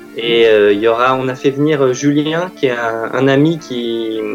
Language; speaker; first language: French; native; French